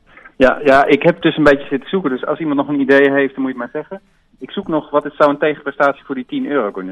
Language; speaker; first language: Dutch; native; Dutch